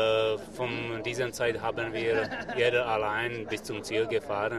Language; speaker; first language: German; non-native, learner; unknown